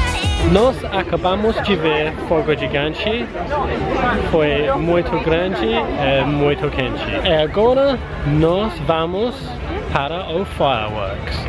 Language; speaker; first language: Portuguese; non-native, learner; English